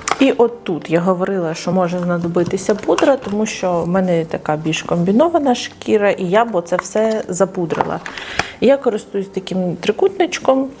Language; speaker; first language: Ukrainian; non-native, local second language; Russian